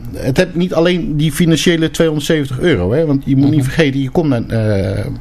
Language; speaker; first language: Dutch; early bilingual, other home language; Turkish